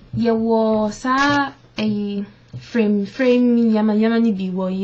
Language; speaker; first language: English; non-native, local second language; Akan